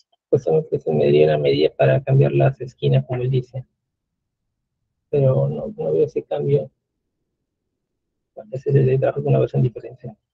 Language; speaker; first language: Spanish; native; Spanish